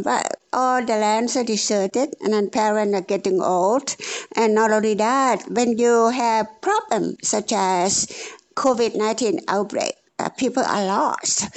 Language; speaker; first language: English; non-native, fluent; Thai